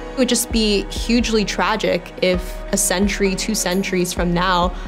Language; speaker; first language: English; native; English